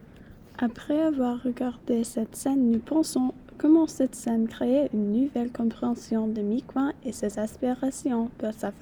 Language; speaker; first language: French; non-native, learner; English